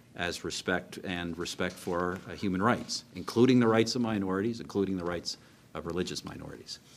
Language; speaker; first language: English; native; English